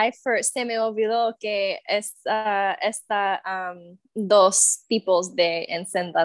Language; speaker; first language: Spanish; non-native, learner; English